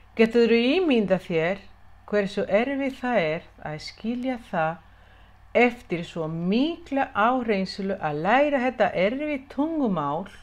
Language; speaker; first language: Icelandic; non-native, fluent; Spanish